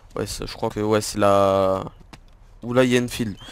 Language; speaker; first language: French; native; French